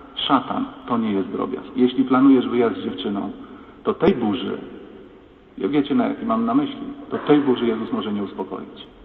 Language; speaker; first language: Polish; native; Polish